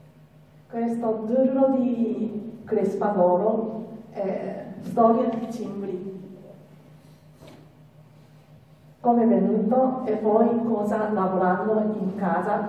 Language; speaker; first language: Italian; non-native, learner; Japanese